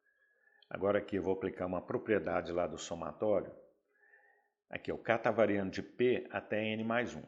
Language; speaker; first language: Portuguese; native; Portuguese